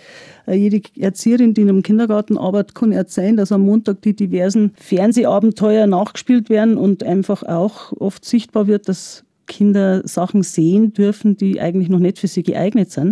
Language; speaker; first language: German; native; German